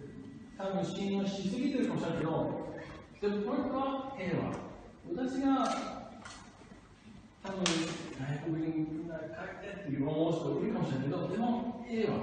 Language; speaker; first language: Japanese; non-native, fluent; English